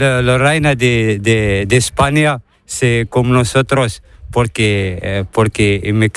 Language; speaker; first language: Spanish; non-native, learner; Arabic